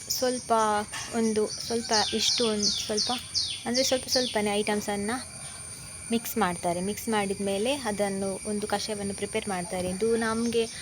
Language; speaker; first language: Kannada; non-native, local second language; Tulu